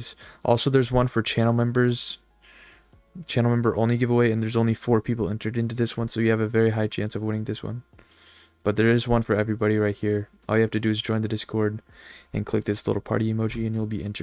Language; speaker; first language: English; native; English